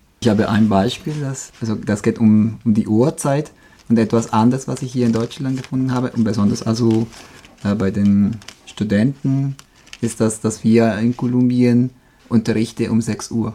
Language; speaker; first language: German; non-native, fluent; Spanish